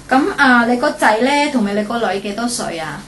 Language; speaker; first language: Cantonese; native; Cantonese